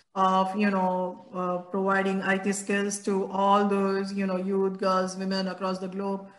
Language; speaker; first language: English; non-native, local second language; Gujarati